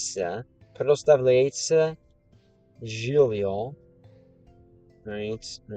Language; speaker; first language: Russian; non-native, learner; English